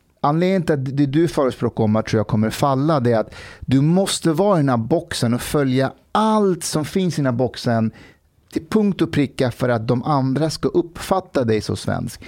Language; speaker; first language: Swedish; early bilingual, other home language; Persian